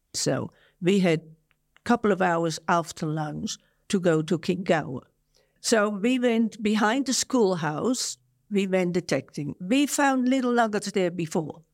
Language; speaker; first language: English; non-native, fluent; Dutch